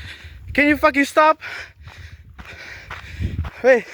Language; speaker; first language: English; non-native, learner; Indonesian